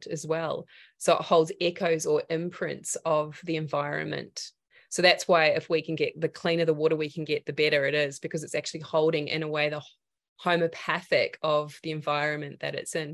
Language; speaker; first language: English; native; English